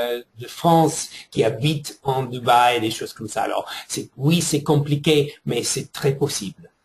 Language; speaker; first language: French; non-native, fluent; English